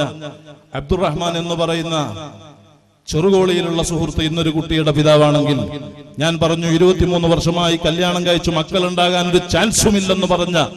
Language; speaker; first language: Malayalam; native; Malayalam